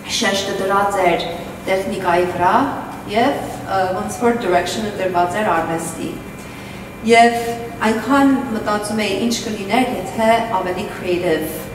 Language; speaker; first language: Armenian; early bilingual, heritage; Armenian